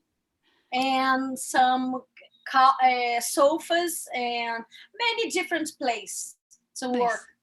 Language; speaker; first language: English; non-native, learner; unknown